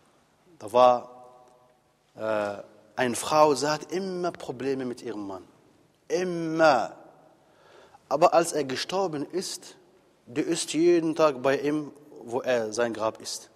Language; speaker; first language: German; non-native, fluent; Arabic